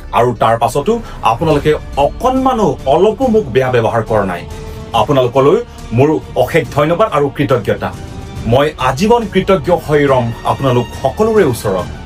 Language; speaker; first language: Assamese; non-native, local second language; Karbi